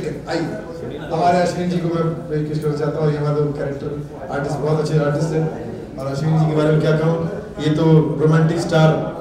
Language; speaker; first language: Hindi; native; Hindi